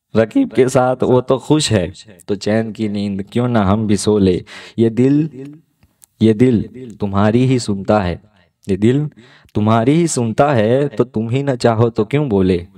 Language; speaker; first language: Hindi; non-native, local second language; Gujarati